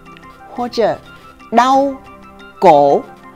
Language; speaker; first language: Chinese; non-native, local second language; Vietnamese